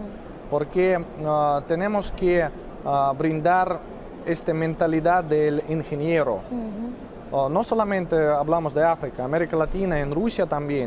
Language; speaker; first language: Spanish; non-native, fluent; Russian